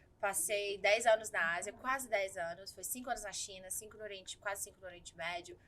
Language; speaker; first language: Portuguese; native; Portuguese